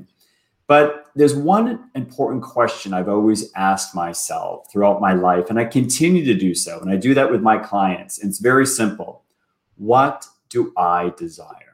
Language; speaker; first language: English; native; English